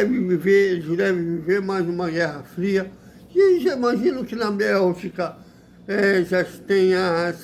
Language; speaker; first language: Portuguese; native; Portuguese